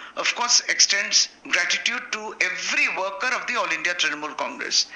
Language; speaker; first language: English; non-native, local second language; Bangla